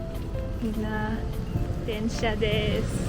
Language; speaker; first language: Japanese; non-native, learner; English